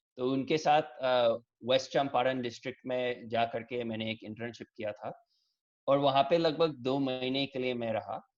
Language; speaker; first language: Hindi; early bilingual, heritage; English